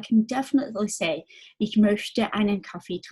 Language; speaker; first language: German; non-native, fluent; English